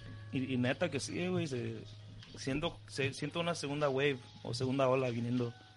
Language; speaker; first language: Spanish; native; Spanish